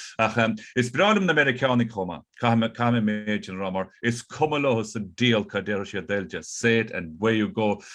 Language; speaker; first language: Irish; native; Irish